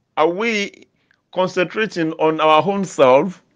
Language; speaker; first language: English; non-native, local second language; Yoruba